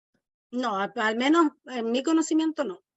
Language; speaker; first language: Spanish; native; Spanish